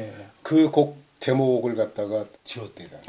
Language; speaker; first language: Korean; native; Korean